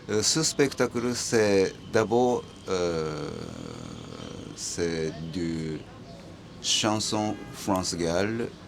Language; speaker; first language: French; non-native, learner; Japanese